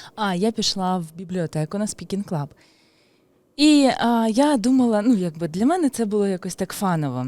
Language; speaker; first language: Ukrainian; native; Ukrainian